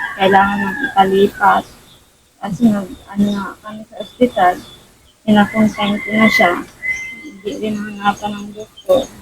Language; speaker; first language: Filipino; native; Filipino